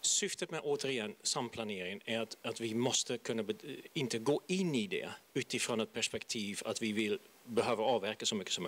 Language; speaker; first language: Swedish; non-native, fluent; Dutch